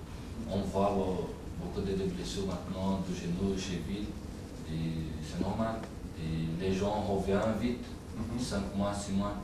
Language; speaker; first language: French; non-native, learner; Portuguese